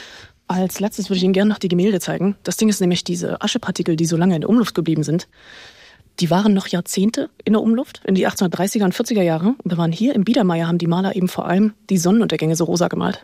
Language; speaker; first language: German; native; German